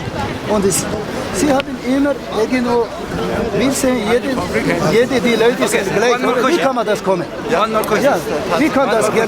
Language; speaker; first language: German; non-native, learner; Tibetan